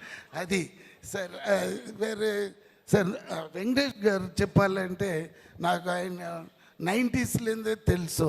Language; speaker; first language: Telugu; non-native, learner; Tamil